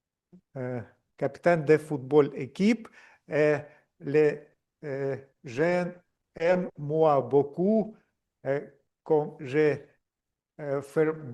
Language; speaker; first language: French; non-native, learner; Russian